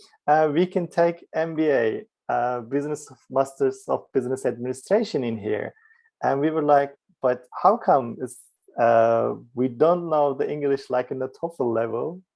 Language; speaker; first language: English; non-native, fluent; Turkish